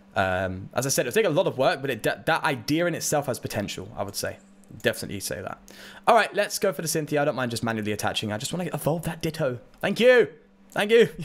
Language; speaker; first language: English; native; English